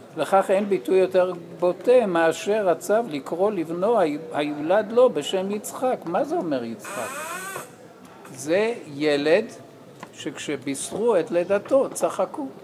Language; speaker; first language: Hebrew; non-native, fluent; English